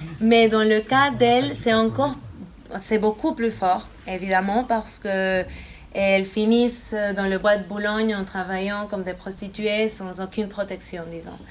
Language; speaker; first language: French; non-native, fluent; Spanish